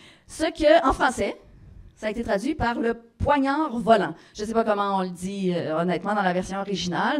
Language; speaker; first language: French; native; French